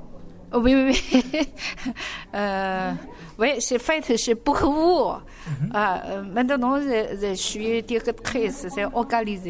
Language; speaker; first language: French; non-native, learner; Chinese